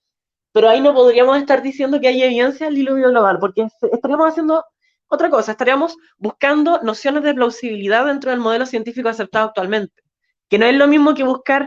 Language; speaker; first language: Spanish; native; Spanish